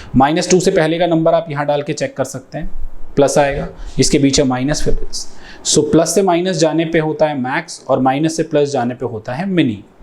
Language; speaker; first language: Hindi; native; Hindi